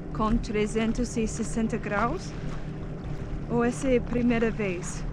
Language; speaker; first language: Portuguese; non-native, fluent; English